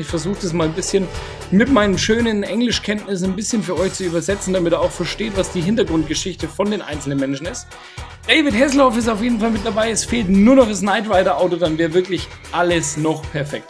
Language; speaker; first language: German; native; German